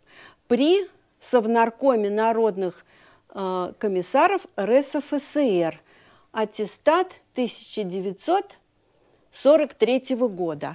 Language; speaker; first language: Russian; native; Russian